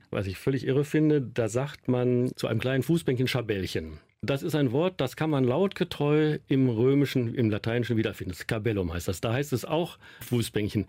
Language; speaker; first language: German; native; German